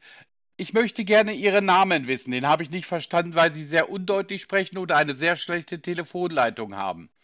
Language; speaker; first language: German; native; German